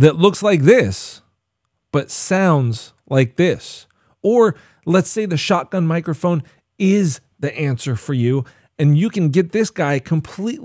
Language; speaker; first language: English; native; English